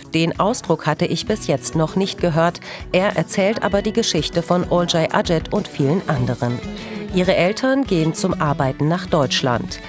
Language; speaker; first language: German; early bilingual, other home language; Turkish